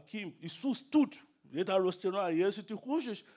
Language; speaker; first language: German; non-native, learner; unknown